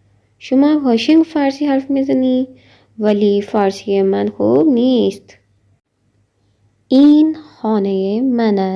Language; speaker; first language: Persian; non-native, fluent; Urdu